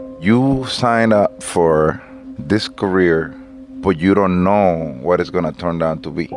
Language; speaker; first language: English; non-native, fluent; Spanish